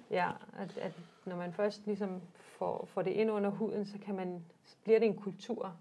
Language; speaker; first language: Danish; early bilingual, other home language; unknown